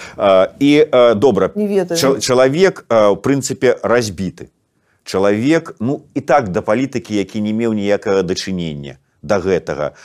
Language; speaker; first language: Belarusian; native; Belarusian